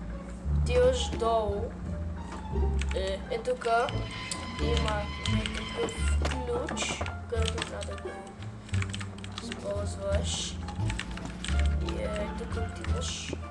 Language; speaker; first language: Bulgarian; early bilingual, heritage; Bulgarian